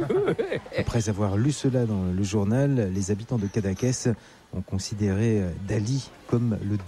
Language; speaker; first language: French; native; French